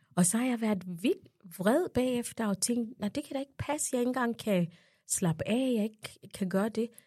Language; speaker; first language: Danish; non-native, fluent; Ganda